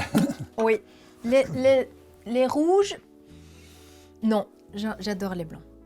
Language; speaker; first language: French; non-native, local second language; Dutch